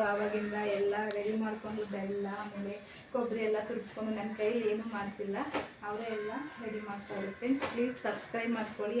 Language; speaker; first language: Kannada; non-native, local second language; Telugu